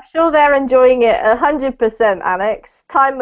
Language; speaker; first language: English; native; English